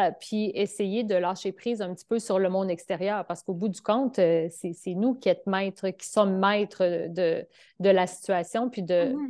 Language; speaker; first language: French; native; French